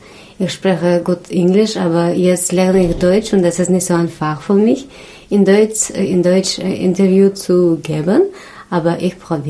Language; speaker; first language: German; non-native, learner; Russian